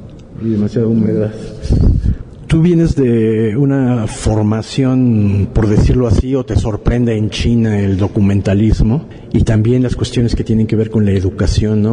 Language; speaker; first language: Spanish; native; Spanish